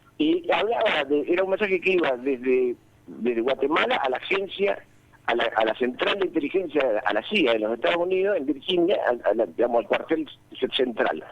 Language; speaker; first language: Spanish; native; Spanish